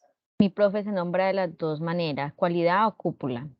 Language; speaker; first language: Spanish; native; Spanish